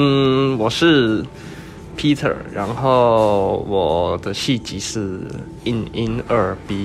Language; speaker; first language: Chinese; non-native, local second language; Cantonese